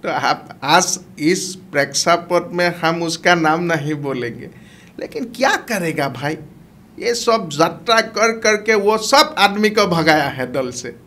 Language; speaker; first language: Hindi; non-native, local second language; Assamese